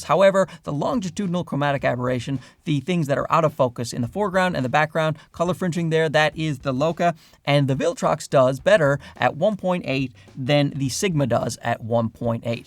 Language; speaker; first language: English; native; English